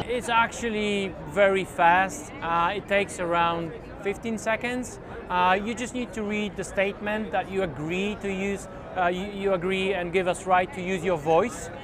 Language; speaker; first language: English; non-native, fluent; Polish